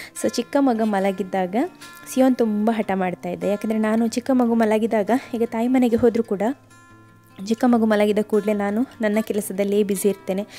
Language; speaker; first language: Kannada; native; Kannada